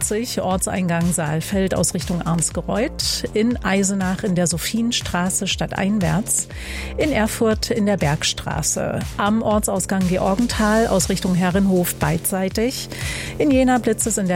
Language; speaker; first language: German; native; German